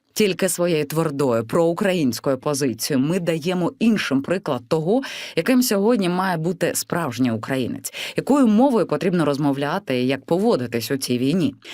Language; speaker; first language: Ukrainian; native; Ukrainian